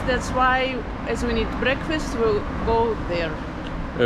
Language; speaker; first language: English; non-native, fluent; Russian